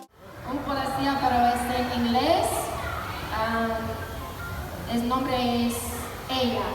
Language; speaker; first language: Spanish; non-native, learner; English